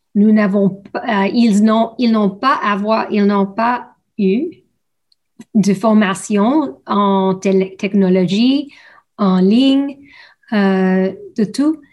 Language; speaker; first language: French; non-native, learner; English